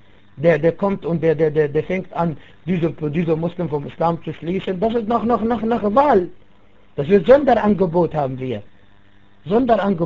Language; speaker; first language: German; non-native, fluent; Arabic